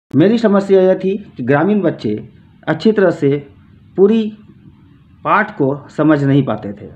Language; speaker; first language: Hindi; native; Hindi